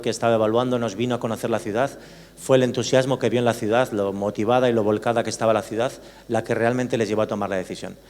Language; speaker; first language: Spanish; native; Spanish